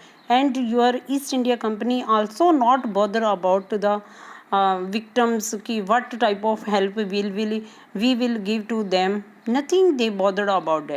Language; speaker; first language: English; non-native, local second language; Hindi